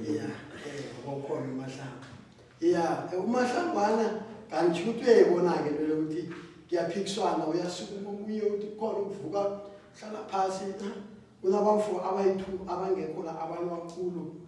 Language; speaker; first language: Zulu; non-native, local second language; South Ndebele